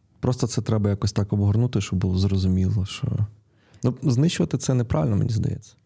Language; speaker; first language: Ukrainian; non-native, local second language; Russian